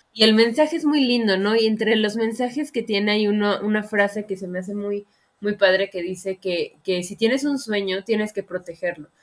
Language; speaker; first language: Spanish; native; Spanish